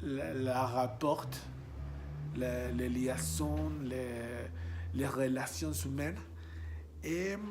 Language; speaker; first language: French; non-native, learner; Spanish